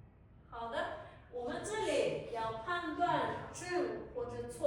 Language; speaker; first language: Chinese; non-native, fluent; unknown